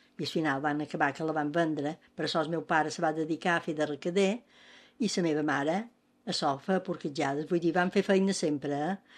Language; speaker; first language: Catalan; native; Catalan